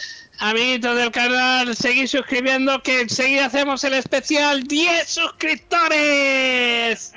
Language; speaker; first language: Spanish; native; Spanish